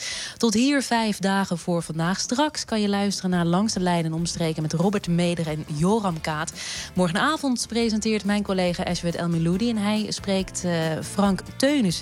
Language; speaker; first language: Dutch; native; Dutch